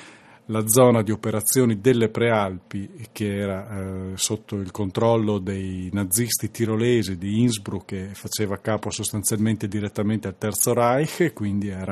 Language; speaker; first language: Italian; native; Italian